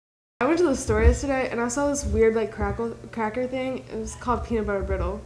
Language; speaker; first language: English; native; English